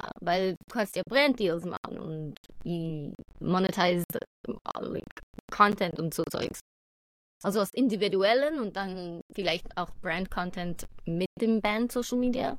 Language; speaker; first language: German; non-native, fluent; English